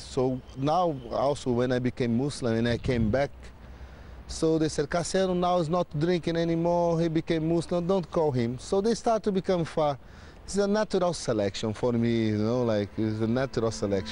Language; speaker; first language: English; non-native, learner; Portuguese